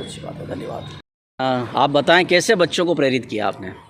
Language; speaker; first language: Hindi; native; Hindi